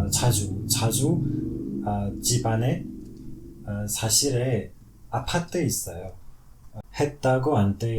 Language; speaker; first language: Korean; non-native, learner; French